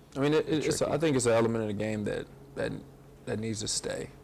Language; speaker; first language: English; native; English